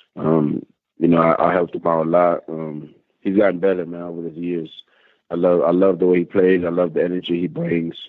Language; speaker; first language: English; native; English